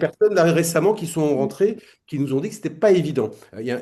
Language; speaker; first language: French; native; French